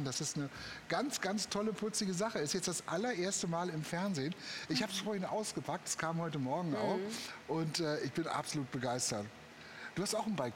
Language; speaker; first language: German; native; German